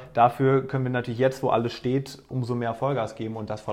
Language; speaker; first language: German; native; German